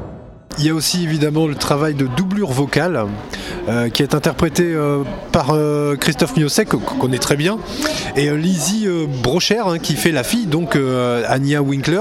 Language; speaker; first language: French; native; French